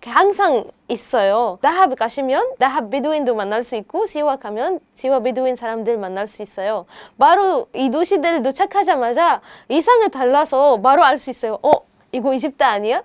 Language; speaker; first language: Korean; non-native, fluent; Arabic